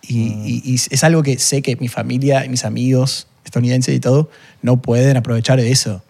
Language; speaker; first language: Spanish; non-native, fluent; English